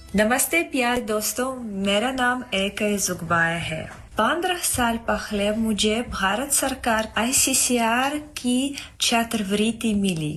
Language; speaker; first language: Hindi; non-native, fluent; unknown